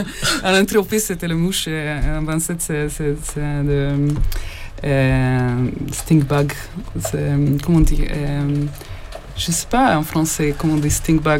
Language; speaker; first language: French; non-native, learner; Hungarian